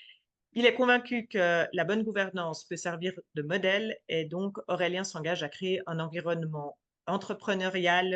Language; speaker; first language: French; native; French